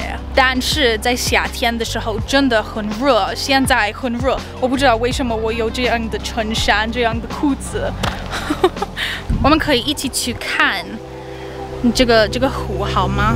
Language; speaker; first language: Chinese; non-native, learner; English